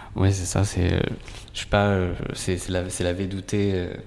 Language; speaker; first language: French; native; French